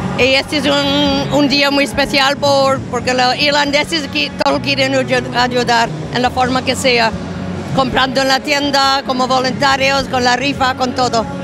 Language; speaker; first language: Spanish; non-native, fluent; English